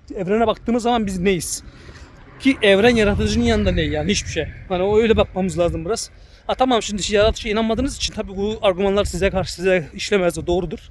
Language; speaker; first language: Turkish; early bilingual, heritage; Turkish